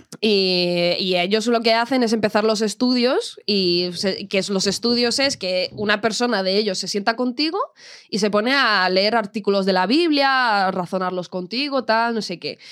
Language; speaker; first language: Spanish; early bilingual, other home language; Russian